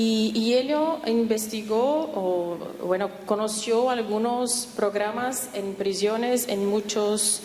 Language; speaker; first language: Spanish; non-native, fluent; Portuguese